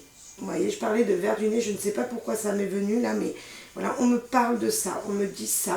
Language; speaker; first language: French; native; French